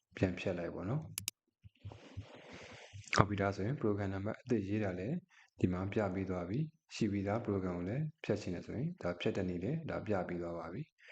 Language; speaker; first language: Burmese; native; Burmese